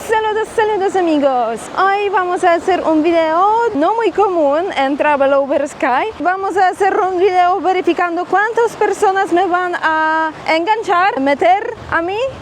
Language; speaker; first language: Spanish; non-native, fluent; Polish